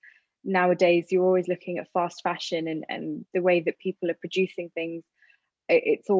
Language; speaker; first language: English; native; English